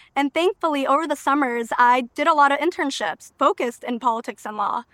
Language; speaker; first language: English; early bilingual, other home language; Albanian